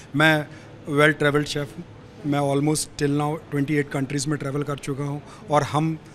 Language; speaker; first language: Hindi; native; Hindi